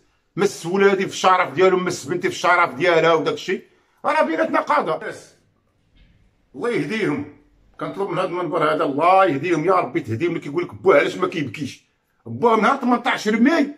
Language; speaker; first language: Arabic; native; Arabic